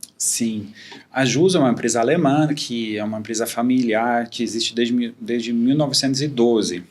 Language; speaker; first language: Portuguese; non-native, fluent; German